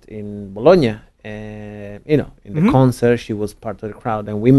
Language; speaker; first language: English; non-native, fluent; Italian